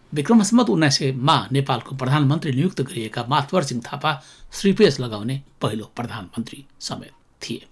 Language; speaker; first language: Nepali; native; Nepali